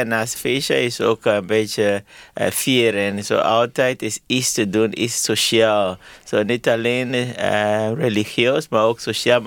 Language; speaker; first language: Dutch; non-native, learner; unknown